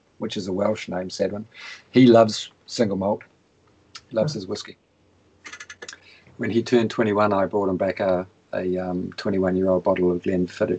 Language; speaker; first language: English; native; English